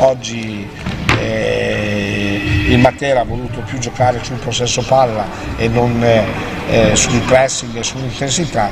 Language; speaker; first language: Italian; native; Italian